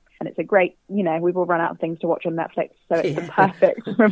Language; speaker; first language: English; native; English